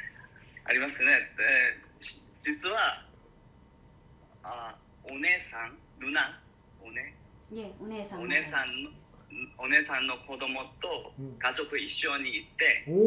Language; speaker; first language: Japanese; non-native, learner; Korean